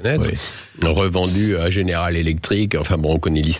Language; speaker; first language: French; native; French